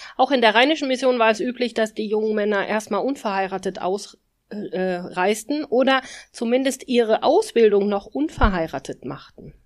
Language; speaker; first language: German; native; German